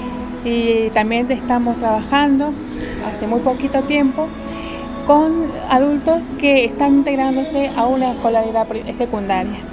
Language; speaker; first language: Spanish; native; Spanish